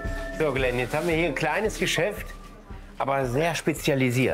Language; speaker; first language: German; native; German